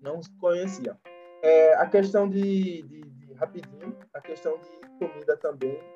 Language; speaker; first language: Portuguese; non-native, fluent; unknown